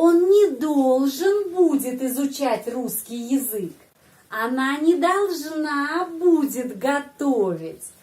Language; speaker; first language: Russian; non-native, fluent; Indonesian